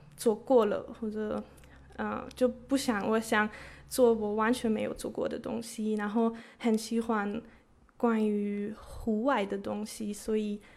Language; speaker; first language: Chinese; non-native, fluent; German